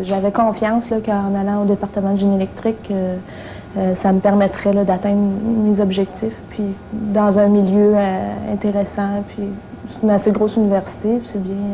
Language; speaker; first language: French; native; French